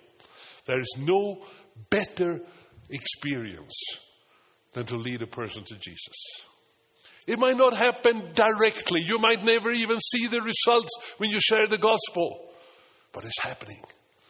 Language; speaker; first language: English; non-native, fluent; Swedish